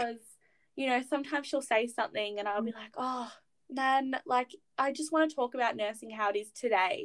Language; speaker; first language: English; native; English